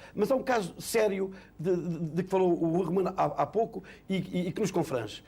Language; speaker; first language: Portuguese; native; Portuguese